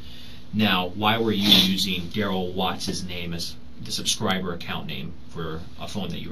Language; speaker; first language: English; native; English